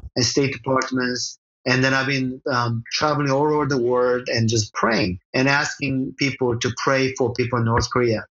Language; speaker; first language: English; early bilingual, other home language; Korean